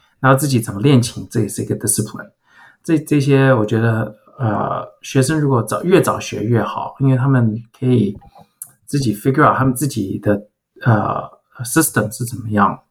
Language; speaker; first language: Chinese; early bilingual, heritage; Chinese